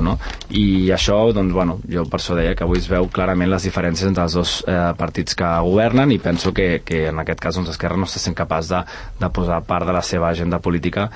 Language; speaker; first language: Catalan; native; Catalan